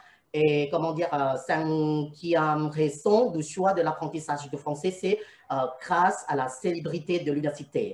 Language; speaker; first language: French; non-native, fluent; Thai